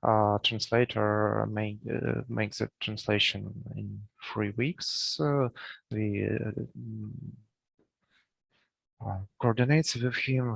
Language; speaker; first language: English; non-native, learner; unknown